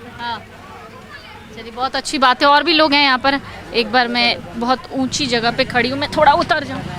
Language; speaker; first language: Hindi; native; Hindi